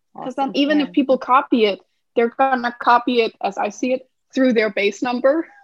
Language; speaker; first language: English; non-native, fluent; Danish